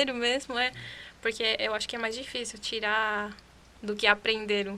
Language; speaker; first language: Portuguese; non-native, fluent; Spanish